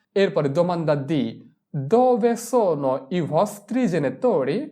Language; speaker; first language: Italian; non-native, fluent; Bangla